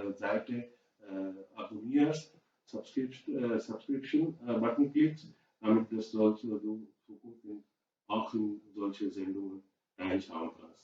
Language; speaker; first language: German; non-native, learner; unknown